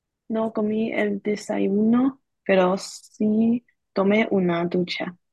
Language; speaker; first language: Spanish; non-native, learner; Chinese